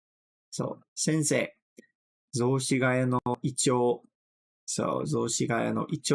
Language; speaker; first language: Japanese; non-native, fluent; English